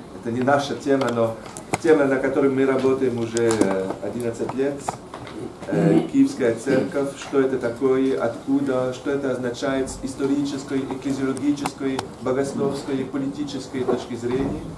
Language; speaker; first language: Russian; non-native, fluent; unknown